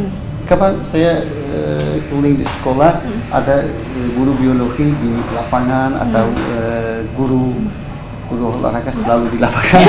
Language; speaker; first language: Indonesian; non-native, fluent; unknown